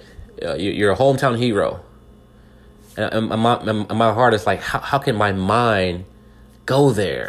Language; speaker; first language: English; native; English